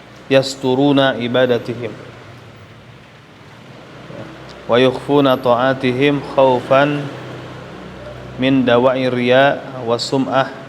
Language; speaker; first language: Arabic; non-native, fluent; Indonesian